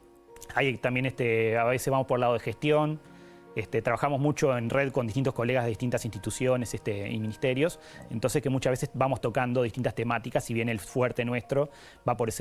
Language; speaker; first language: Spanish; native; Spanish